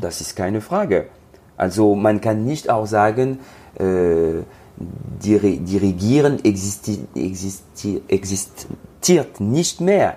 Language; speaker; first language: German; non-native, learner; French